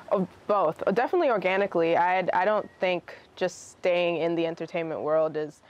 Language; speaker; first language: English; early bilingual, other home language; Russian